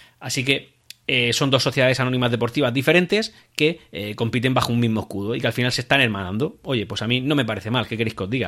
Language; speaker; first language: Spanish; native; Spanish